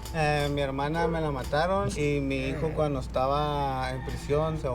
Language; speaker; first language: Spanish; native; Spanish